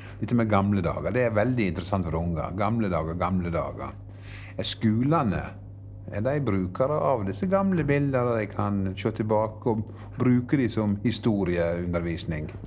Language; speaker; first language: Norwegian; native; Norwegian